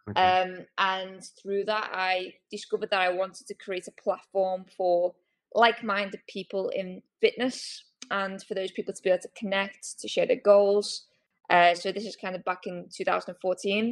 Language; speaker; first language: English; native; English